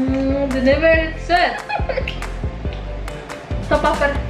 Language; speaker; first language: Swedish; non-native, learner; Indonesian